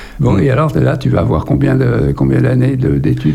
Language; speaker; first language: French; native; French